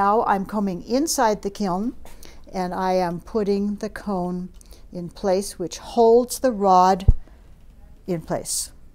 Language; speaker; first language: English; native; English